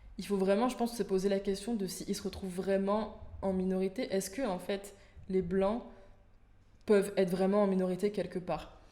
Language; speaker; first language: French; native; French